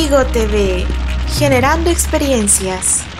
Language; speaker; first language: Spanish; non-native, learner; English